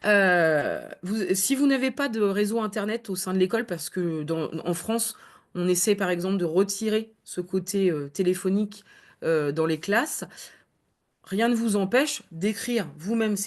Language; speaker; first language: French; native; French